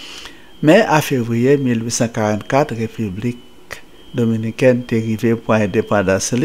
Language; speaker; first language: French; non-native, local second language; Haitian Creole